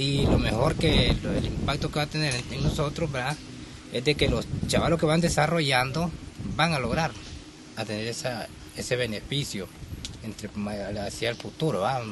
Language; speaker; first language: Spanish; native; Spanish